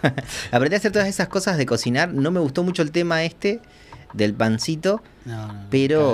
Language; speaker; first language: Spanish; native; Spanish